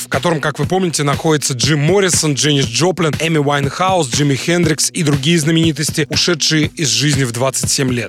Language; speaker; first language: Russian; native; Russian